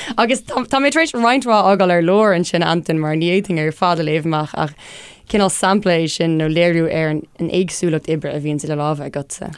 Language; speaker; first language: Irish; non-native, local second language; English